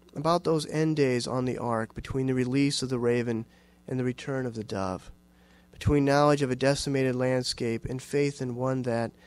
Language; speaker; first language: English; native; English